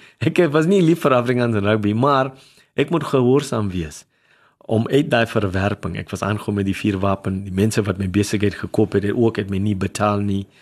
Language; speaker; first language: Afrikaans; non-native, local second language; English